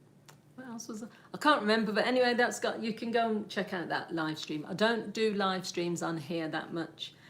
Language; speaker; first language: English; native; English